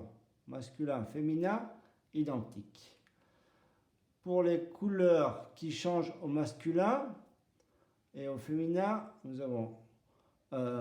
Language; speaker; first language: French; non-native, fluent; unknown